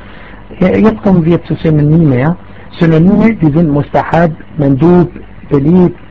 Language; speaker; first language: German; non-native, fluent; Arabic